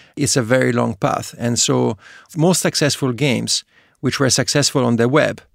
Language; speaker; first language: English; non-native, fluent; Italian